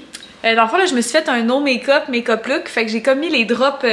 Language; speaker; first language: French; native; French